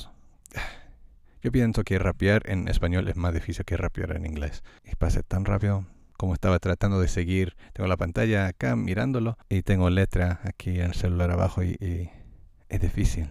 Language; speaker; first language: Spanish; non-native, fluent; English